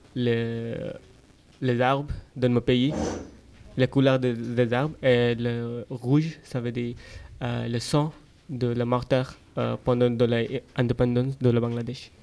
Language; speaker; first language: French; non-native, fluent; Bangla